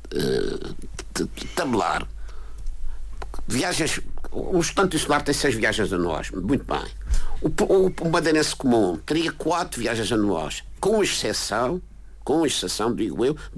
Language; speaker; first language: Portuguese; native; Portuguese